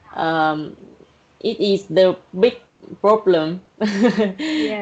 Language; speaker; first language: English; non-native, learner; Vietnamese